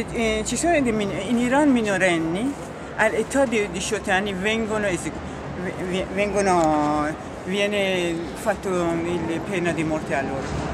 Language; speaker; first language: Italian; non-native, learner; Persian